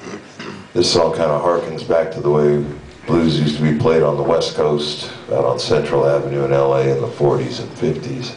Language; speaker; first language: English; native; English